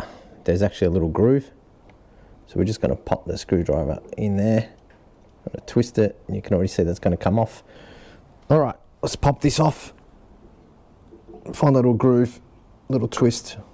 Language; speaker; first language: English; native; English